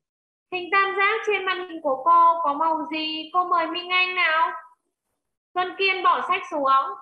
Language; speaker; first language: Vietnamese; native; Vietnamese